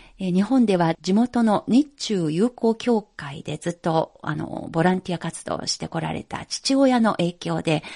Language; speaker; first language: Japanese; non-native, fluent; Chinese